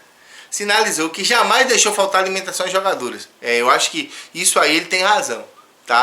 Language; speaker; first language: Portuguese; native; Portuguese